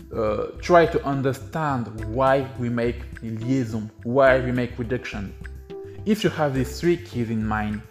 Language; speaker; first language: English; non-native, fluent; French